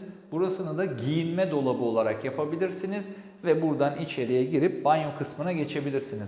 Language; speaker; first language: Turkish; native; Turkish